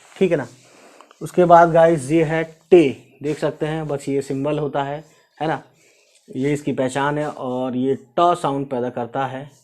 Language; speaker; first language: Hindi; native; Hindi